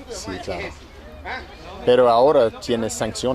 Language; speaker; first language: Spanish; non-native, learner; English